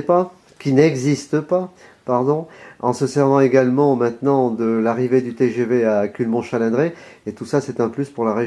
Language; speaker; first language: French; native; French